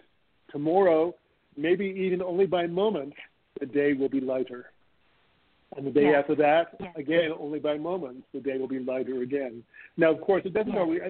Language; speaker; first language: English; native; English